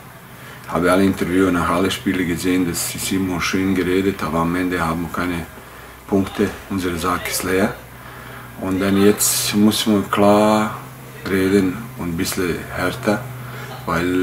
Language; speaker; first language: German; non-native, fluent; Bosnian